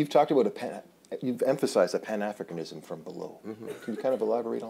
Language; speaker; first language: English; native; English